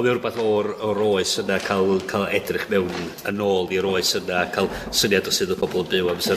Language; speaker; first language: Welsh; native; Welsh